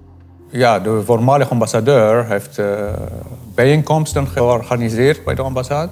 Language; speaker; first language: Dutch; non-native, fluent; Arabic